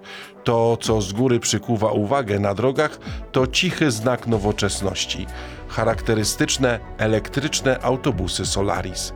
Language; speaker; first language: Polish; native; Polish